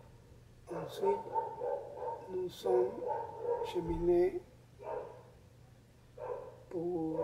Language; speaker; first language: French; non-native, learner; Spanish